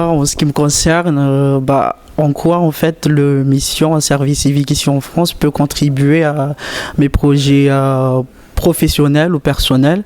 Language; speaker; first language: French; native; French